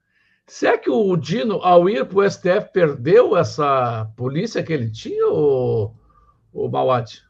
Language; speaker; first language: Portuguese; native; Portuguese